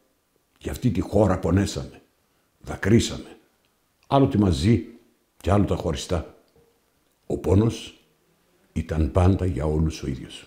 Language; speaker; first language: Greek; native; Greek